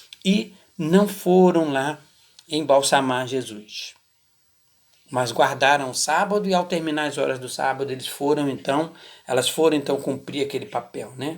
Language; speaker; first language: Portuguese; native; Portuguese